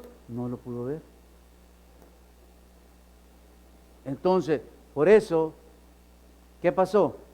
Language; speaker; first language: Spanish; native; Spanish